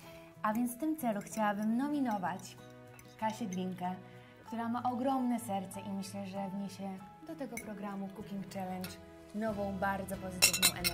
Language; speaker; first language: Polish; native; Polish